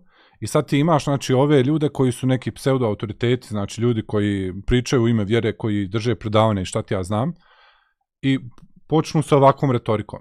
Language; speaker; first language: Bosnian; native; Bosnian